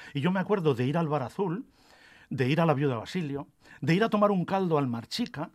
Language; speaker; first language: Spanish; native; Spanish